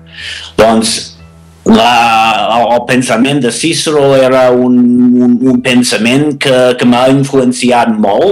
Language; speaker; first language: Catalan; non-native, fluent; English